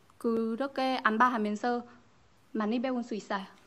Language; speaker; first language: Korean; non-native, learner; Vietnamese